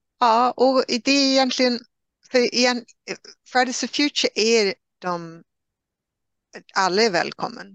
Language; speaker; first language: Swedish; non-native, fluent; English